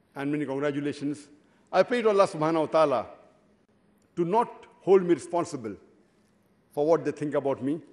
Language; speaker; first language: English; non-native, local second language; Urdu